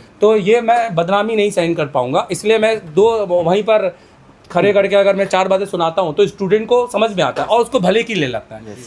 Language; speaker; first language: Hindi; native; Hindi